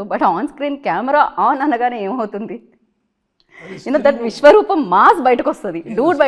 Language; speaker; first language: Telugu; native; Telugu